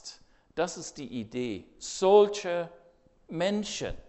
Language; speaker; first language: German; non-native, fluent; English